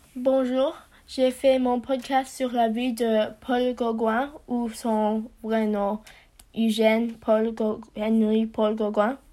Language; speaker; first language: French; non-native, learner; English